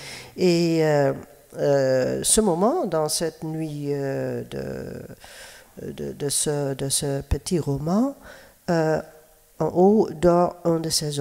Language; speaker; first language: French; non-native, fluent; Dutch